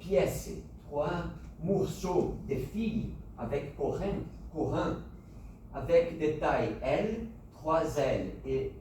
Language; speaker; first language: French; non-native, fluent; Portuguese